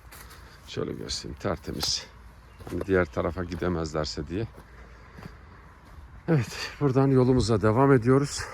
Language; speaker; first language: Turkish; native; Turkish